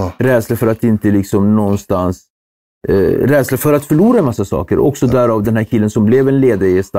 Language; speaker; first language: Swedish; native; Swedish